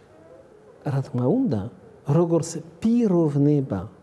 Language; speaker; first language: Georgian; non-native, learner; French